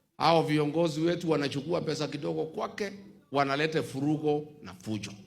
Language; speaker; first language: Swahili; non-native, local second language; Kikuyu